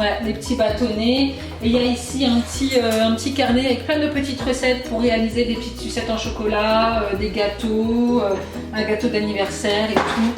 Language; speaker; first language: French; native; French